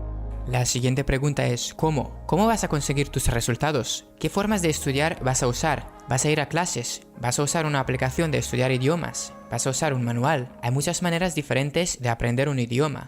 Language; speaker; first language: Spanish; non-native, fluent; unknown